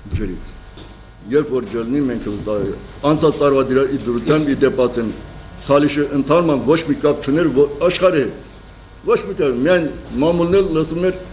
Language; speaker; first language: Armenian; native; Armenian